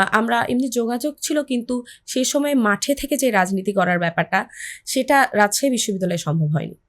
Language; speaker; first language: Bangla; native; Bangla